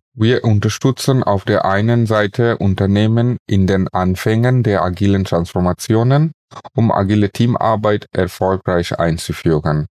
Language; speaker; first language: German; non-native, fluent; Bangla